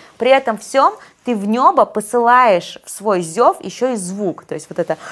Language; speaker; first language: Russian; native; Russian